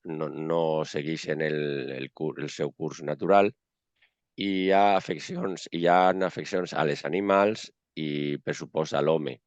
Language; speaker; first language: Catalan; non-native, local second language; Spanish